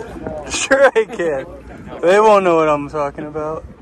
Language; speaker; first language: English; native; English